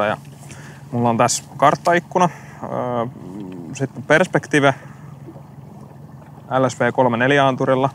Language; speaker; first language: Finnish; native; Finnish